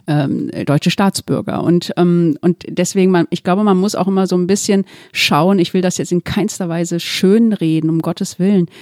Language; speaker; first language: German; early bilingual, other home language; Turkish